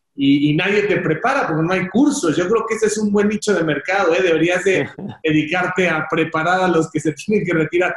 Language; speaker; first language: Spanish; native; Spanish